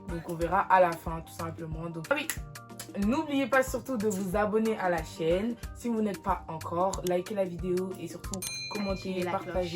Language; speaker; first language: French; native; French